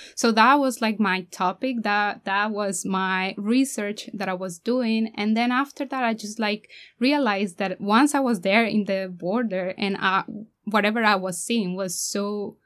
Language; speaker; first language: English; non-native, fluent; Spanish